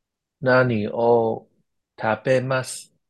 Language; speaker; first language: Japanese; non-native, learner; Chinese